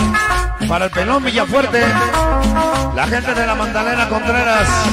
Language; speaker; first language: Spanish; native; Spanish